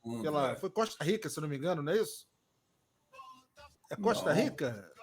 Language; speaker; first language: Portuguese; native; Portuguese